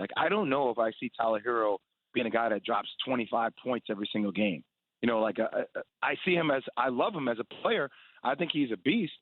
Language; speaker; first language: English; native; English